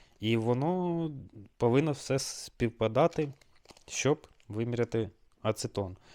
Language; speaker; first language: Ukrainian; non-native, local second language; Russian